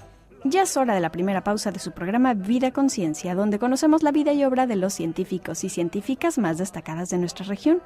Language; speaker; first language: Spanish; native; Spanish